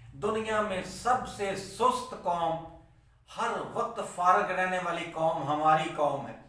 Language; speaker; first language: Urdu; non-native, local second language; Punjabi